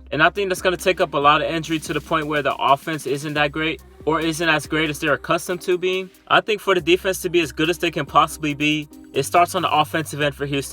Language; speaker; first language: English; native; English